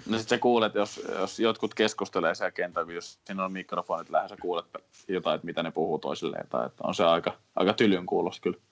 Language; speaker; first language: Finnish; native; Finnish